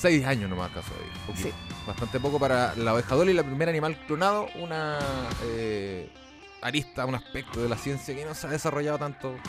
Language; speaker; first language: Spanish; native; Spanish